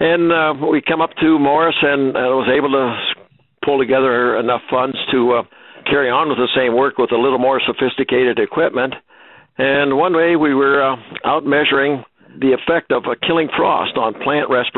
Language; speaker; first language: English; native; English